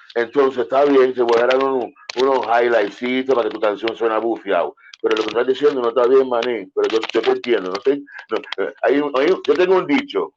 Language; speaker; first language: Spanish; non-native, fluent; English